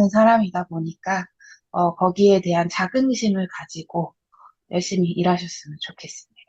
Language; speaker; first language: Korean; native; Korean